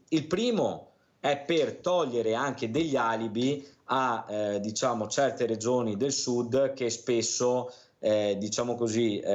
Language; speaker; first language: Italian; native; Italian